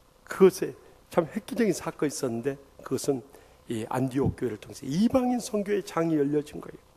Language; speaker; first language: Korean; native; Korean